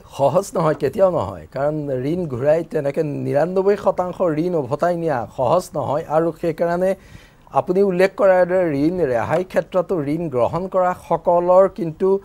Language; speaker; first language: Assamese; native; Assamese